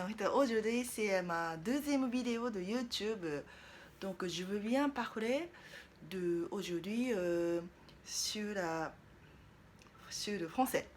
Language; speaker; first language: French; non-native, learner; Japanese